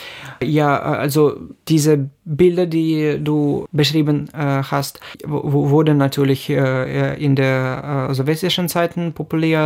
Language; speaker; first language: German; non-native, fluent; Ukrainian